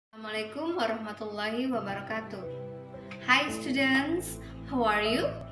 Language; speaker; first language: English; non-native, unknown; Indonesian